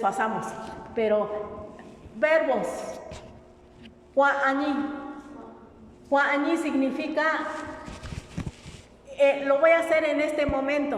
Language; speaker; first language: Spanish; non-native, local second language; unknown